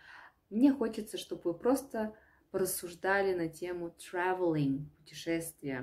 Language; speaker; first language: Russian; native; Russian